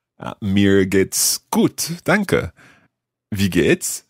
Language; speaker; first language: German; non-native, learner; English